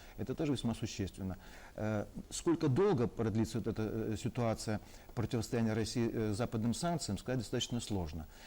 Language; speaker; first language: Russian; native; Russian